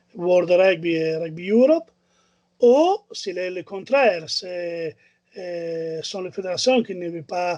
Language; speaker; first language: French; non-native, learner; Italian